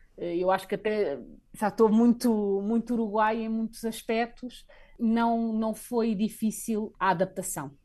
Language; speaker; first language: Portuguese; native; Portuguese